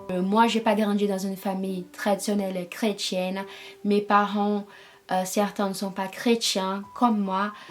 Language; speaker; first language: French; non-native, fluent; Portuguese